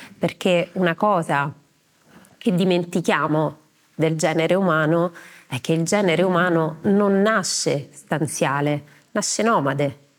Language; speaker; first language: Italian; native; Italian